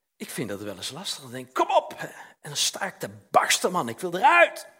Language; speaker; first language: Dutch; native; Dutch